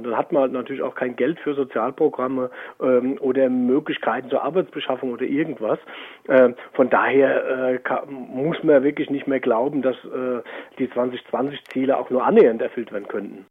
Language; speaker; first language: German; native; German